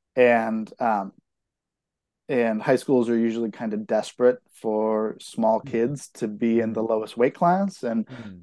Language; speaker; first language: English; native; English